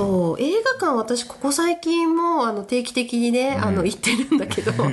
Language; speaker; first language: Japanese; native; Japanese